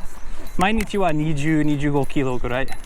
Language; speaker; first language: Japanese; non-native, learner; English